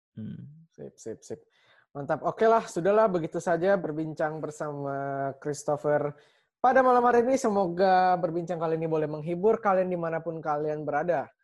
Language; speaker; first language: Indonesian; native; Indonesian